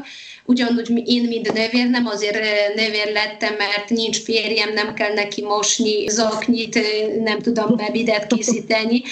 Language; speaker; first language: Hungarian; non-native, fluent; Polish